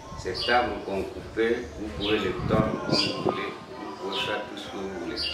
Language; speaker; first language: French; non-native, local second language; Bambara